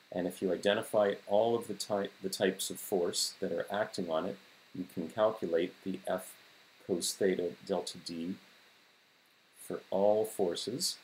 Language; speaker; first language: English; native; English